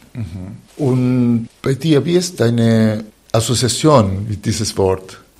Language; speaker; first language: German; non-native, fluent; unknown